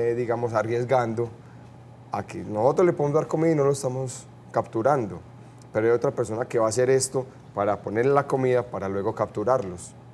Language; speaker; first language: Spanish; native; Spanish